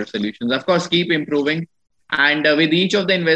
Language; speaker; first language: English; non-native, local second language; Punjabi